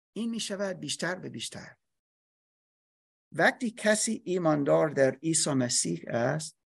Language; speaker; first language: Persian; non-native, learner; English